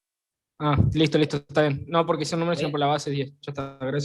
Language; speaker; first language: Spanish; native; Spanish